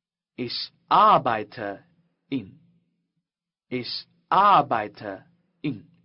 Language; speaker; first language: German; non-native, learner; Chinese